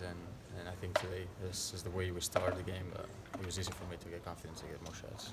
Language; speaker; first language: English; non-native, fluent; Spanish